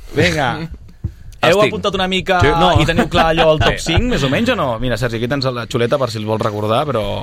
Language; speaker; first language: Catalan; native; Catalan